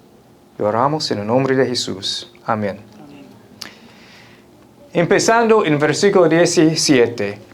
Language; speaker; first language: Spanish; non-native, fluent; English